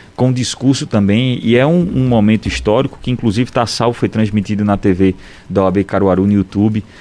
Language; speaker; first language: Portuguese; native; Portuguese